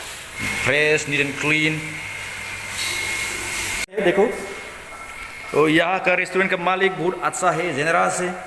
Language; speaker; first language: Hindi; non-native, local second language; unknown